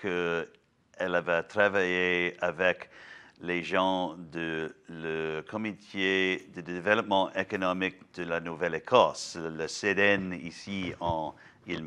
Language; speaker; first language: French; non-native, learner; English